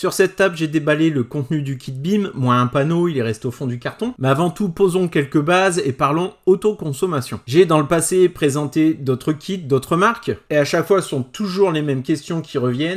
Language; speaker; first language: French; native; French